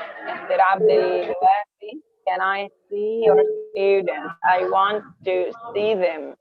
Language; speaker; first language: English; non-native, fluent; Arabic